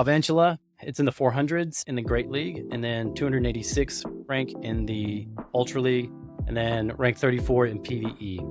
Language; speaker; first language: English; native; English